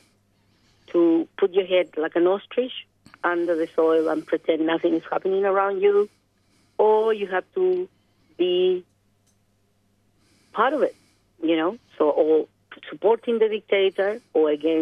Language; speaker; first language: English; non-native, fluent; Spanish